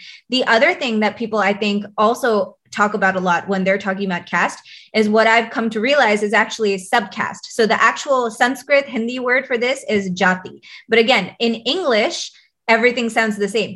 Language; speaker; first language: English; native; English